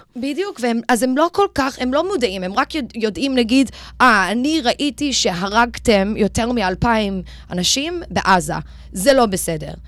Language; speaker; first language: Hebrew; early bilingual, other home language; English